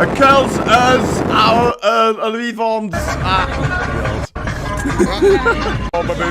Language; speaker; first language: French; non-native, learner; English